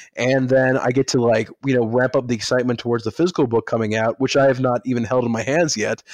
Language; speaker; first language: English; native; English